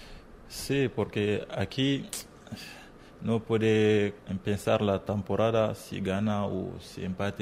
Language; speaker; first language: Spanish; non-native, learner; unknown